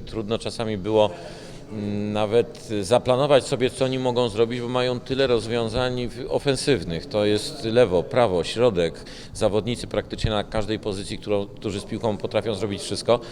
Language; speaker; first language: Polish; native; Polish